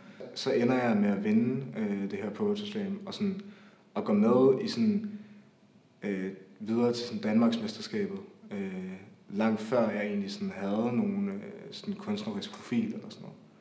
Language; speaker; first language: Danish; native; Danish